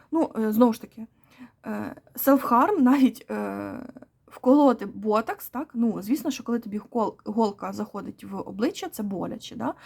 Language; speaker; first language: Ukrainian; non-native, local second language; Russian